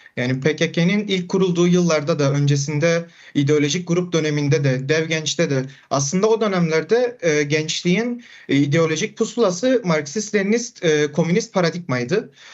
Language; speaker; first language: Turkish; non-native, local second language; Kurdish